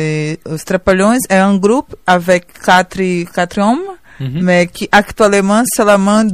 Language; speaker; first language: French; non-native, learner; Portuguese